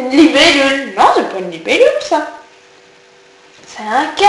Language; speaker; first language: French; native; French